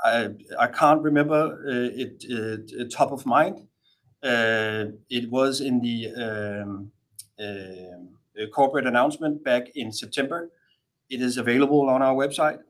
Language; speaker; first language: English; non-native, fluent; Danish